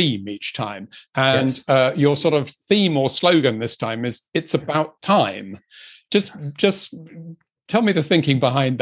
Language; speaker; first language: English; native; English